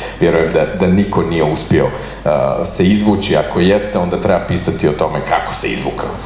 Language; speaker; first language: Croatian; native; Croatian